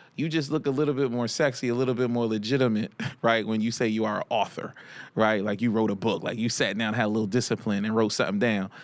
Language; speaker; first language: English; early bilingual, other home language; Haitian Creole